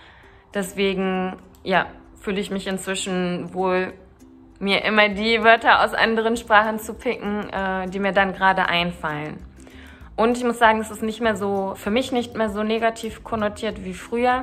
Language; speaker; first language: German; early bilingual, other home language; Turkish